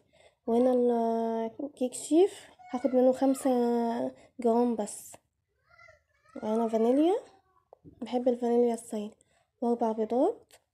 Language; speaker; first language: Arabic; native; Arabic